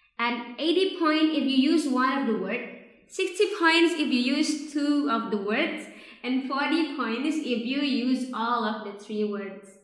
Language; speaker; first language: English; non-native, fluent; Indonesian